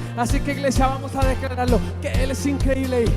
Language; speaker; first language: Spanish; native; Spanish